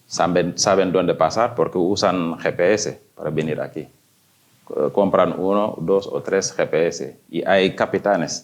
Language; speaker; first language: Spanish; non-native, fluent; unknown